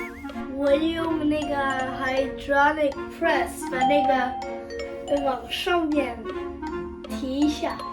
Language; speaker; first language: Chinese; early bilingual, heritage; Chinese